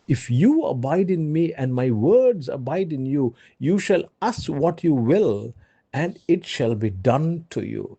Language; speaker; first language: English; non-native, local second language; Telugu